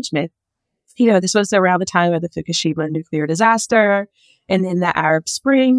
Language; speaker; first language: English; native; English